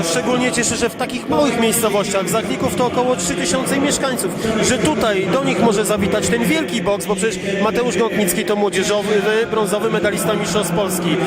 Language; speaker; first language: Polish; native; Polish